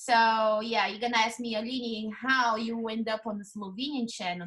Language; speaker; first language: English; non-native, fluent; Portuguese